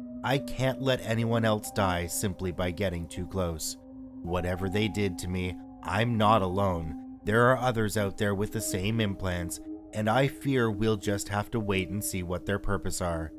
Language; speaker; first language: English; native; English